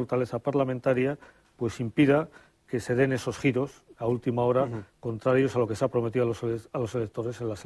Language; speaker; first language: Spanish; native; Spanish